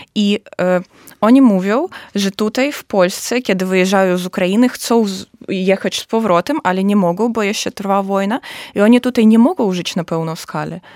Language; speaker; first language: Polish; non-native, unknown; Russian